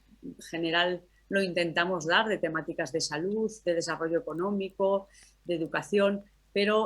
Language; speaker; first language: Spanish; native; Spanish